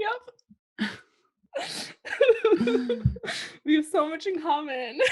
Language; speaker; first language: English; native; English